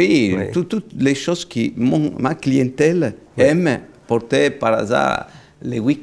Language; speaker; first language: French; non-native, fluent; Italian